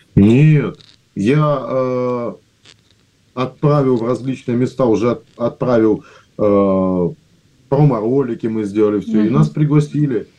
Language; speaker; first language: Russian; native; Russian